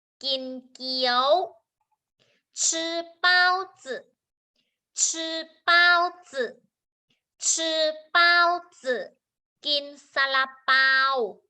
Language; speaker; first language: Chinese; non-native, fluent; Thai